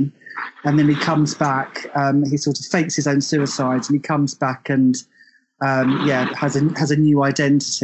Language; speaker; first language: English; native; English